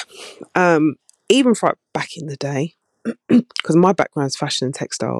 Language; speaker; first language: English; native; English